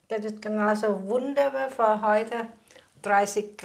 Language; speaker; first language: German; non-native, learner; Thai